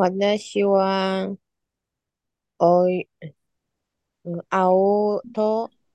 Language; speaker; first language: Japanese; non-native, learner; Chinese